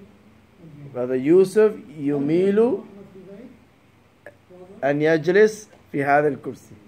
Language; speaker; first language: Arabic; non-native, fluent; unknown